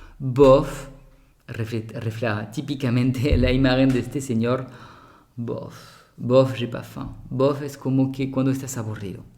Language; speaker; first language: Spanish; non-native, fluent; French